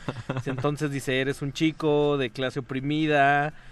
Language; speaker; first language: Spanish; native; Spanish